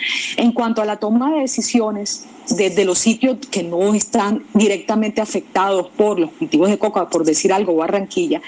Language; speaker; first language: Spanish; native; Spanish